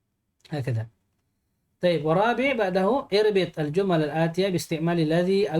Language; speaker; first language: Arabic; non-native, fluent; Indonesian